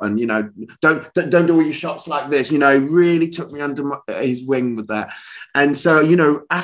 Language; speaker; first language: English; native; English